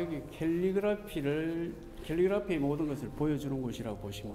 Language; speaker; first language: Korean; native; Korean